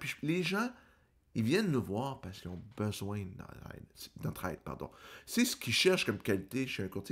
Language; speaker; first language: French; native; French